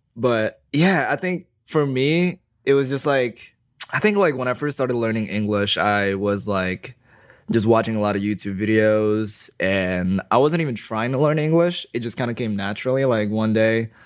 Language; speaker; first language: English; non-native, fluent; Indonesian